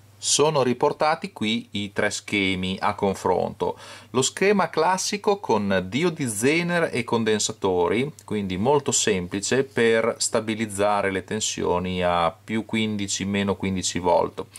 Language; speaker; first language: Italian; native; Italian